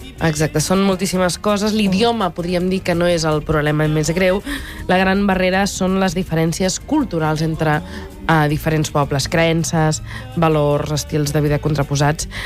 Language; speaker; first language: Catalan; native; Catalan